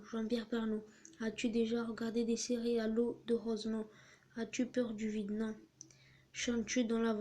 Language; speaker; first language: French; native; French